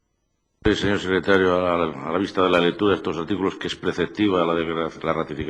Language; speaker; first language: Spanish; native; Spanish